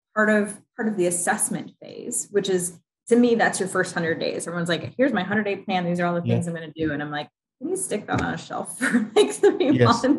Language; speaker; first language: English; native; English